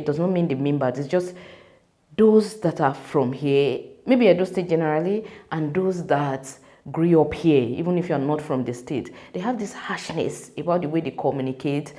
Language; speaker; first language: English; non-native, local second language; Yoruba